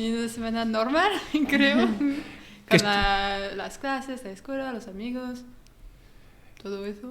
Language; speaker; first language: Spanish; non-native, learner; French